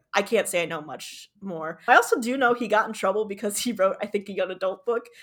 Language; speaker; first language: English; native; English